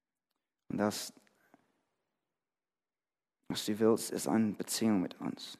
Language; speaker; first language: German; non-native, fluent; English